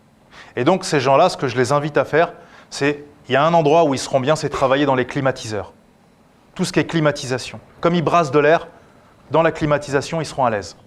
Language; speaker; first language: French; native; French